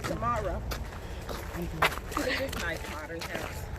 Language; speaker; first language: English; native; English